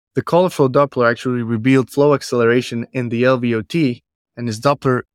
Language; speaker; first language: English; non-native, fluent; Spanish